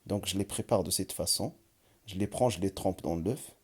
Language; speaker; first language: French; non-native, local second language; Arabic